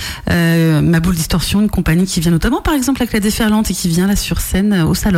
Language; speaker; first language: French; native; French